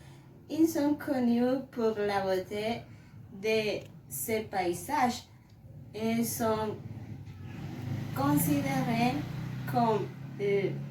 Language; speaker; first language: French; non-native, learner; Spanish